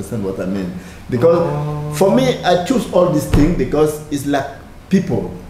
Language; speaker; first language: English; non-native, fluent; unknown